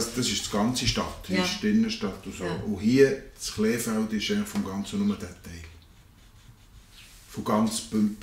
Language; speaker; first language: German; native; German